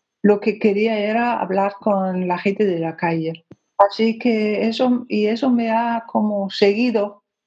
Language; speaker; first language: Spanish; non-native, fluent; Danish